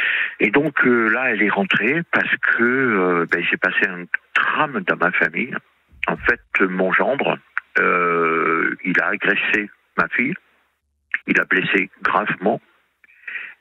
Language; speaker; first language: French; native; French